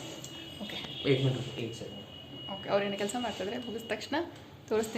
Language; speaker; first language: Kannada; native; Kannada